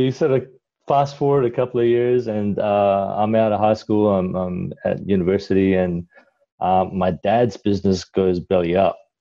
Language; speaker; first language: English; non-native, local second language; Cantonese